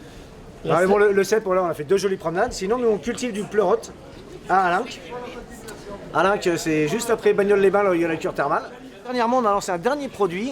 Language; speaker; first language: French; native; French